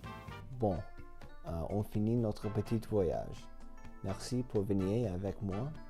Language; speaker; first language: French; non-native, learner; English